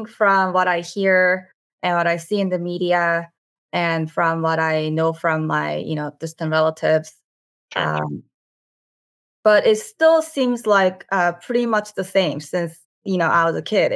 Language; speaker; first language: English; non-native, fluent; Korean